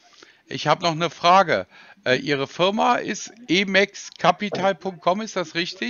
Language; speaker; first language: German; native; German